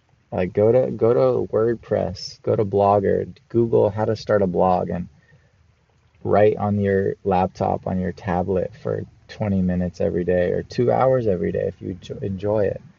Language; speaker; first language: English; native; English